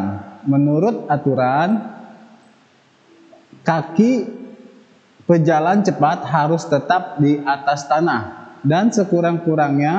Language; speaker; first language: Indonesian; native; Indonesian